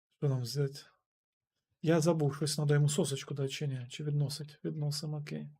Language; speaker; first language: Ukrainian; native; Ukrainian